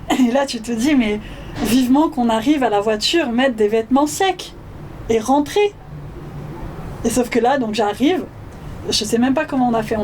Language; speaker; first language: French; native; French